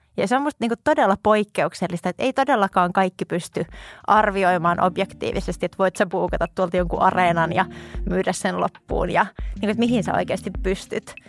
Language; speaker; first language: Finnish; native; Finnish